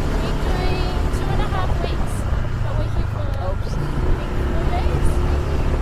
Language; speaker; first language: English; native; English